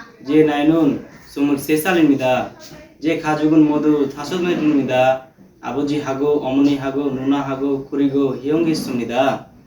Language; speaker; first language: Korean; non-native, learner; Bangla